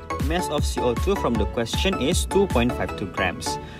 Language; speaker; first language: English; non-native, local second language; Malay